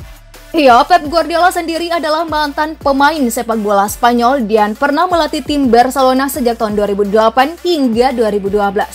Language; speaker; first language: Indonesian; native; Indonesian